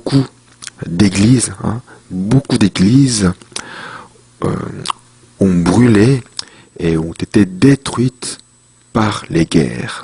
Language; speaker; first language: French; non-native, fluent; Korean